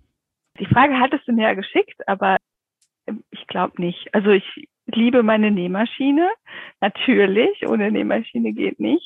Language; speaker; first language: German; native; German